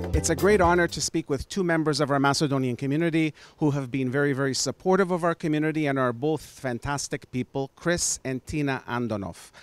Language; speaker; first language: English; early bilingual, other home language; Macedonian